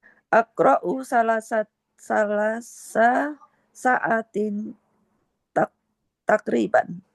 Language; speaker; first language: Arabic; non-native, learner; Indonesian